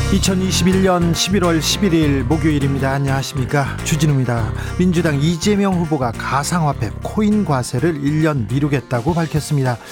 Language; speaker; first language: Korean; native; Korean